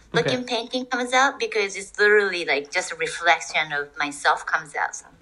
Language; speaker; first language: English; non-native, fluent; Japanese